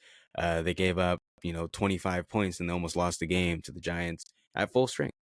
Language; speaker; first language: English; native; English